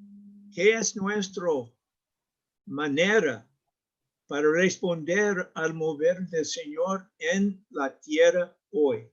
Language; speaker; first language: Spanish; non-native, learner; English